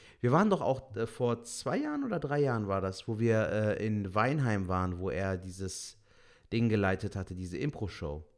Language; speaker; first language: German; early bilingual, other home language; Turkish